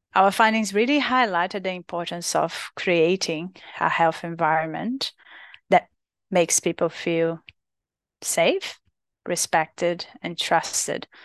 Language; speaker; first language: English; non-native, fluent; Portuguese